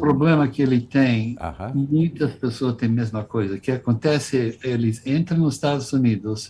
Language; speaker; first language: Portuguese; non-native, fluent; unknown